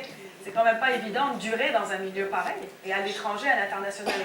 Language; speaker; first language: French; native; French